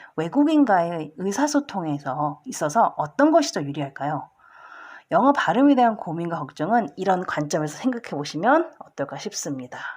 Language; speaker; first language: Korean; early bilingual, heritage; Korean